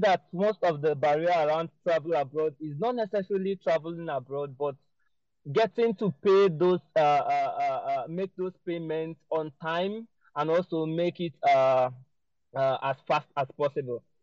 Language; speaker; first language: English; non-native, local second language; Igbo